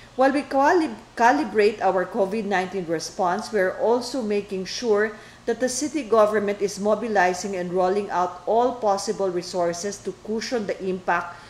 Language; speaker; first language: English; non-native, local second language; Chavacano